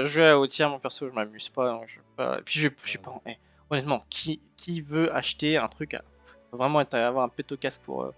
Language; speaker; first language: French; native; French